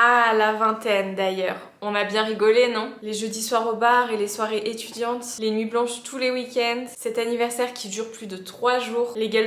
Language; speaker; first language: French; native; French